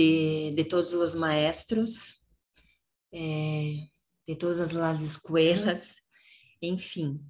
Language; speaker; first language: Spanish; non-native, learner; Portuguese